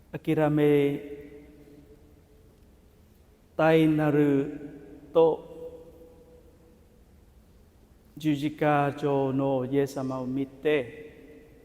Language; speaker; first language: Japanese; non-native, fluent; Vietnamese